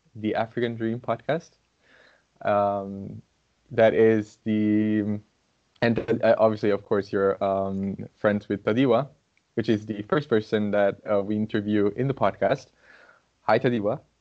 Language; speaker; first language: English; non-native, fluent; Portuguese